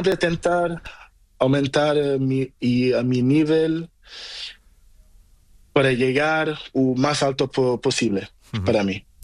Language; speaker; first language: Spanish; non-native, learner; Portuguese